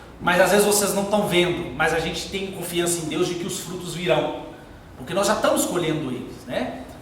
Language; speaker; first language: Portuguese; native; Portuguese